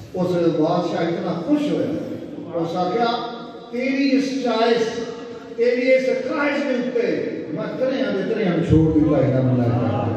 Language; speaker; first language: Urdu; non-native, local second language; Punjabi